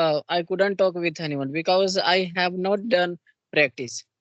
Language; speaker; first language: English; non-native, local second language; Hindi